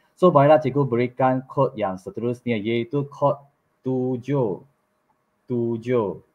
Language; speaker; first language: Malay; non-native, local second language; Chinese